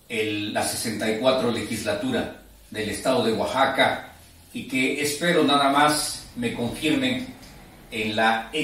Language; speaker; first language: Spanish; native; Spanish